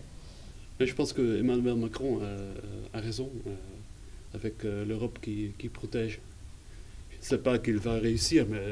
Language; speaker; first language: French; non-native, fluent; Dutch